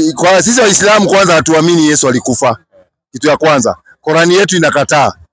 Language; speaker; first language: Swahili; non-native, local second language; Kikuyu